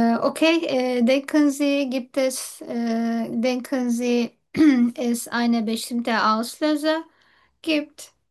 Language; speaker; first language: German; non-native, learner; Turkish